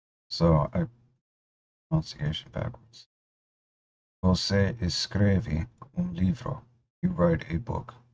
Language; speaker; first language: Portuguese; non-native, learner; English